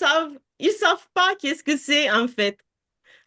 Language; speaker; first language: French; non-native, fluent; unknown